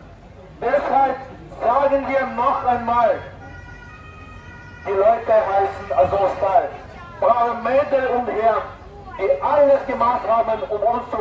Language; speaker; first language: German; non-native, fluent; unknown